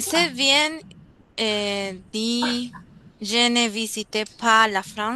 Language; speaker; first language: French; non-native, learner; Spanish